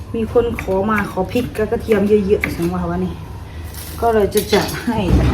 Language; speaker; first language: Thai; native; Thai